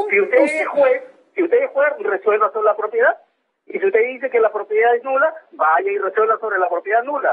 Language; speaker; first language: Spanish; native; Spanish